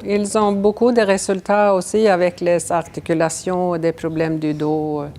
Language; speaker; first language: French; non-native, fluent; Swedish